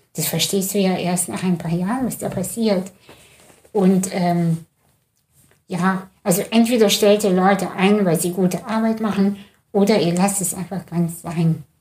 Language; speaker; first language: German; early bilingual, other home language; Russian